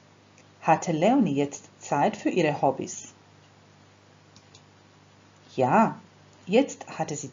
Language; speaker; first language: German; non-native, fluent; Croatian